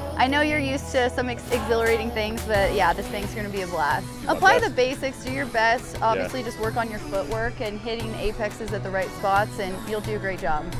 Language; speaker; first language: English; native; English